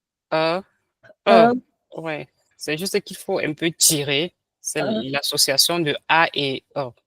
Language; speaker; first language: French; non-native, local second language; Ghomala